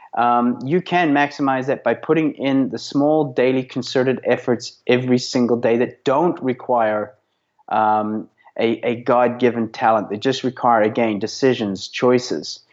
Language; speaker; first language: English; native; English